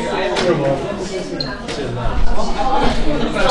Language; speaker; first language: Chinese; native; Chinese